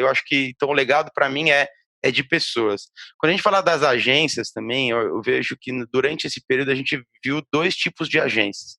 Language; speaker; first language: Portuguese; native; Portuguese